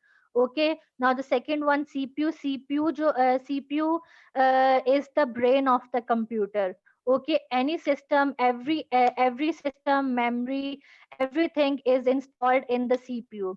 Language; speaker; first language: English; non-native, local second language; Urdu